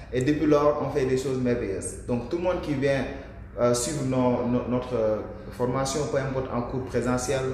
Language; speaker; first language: French; non-native, local second language; Wolof